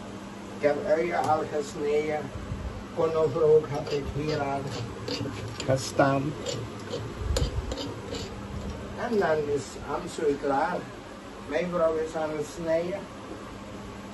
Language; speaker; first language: Dutch; non-native, local second language; Caribbean Hindustani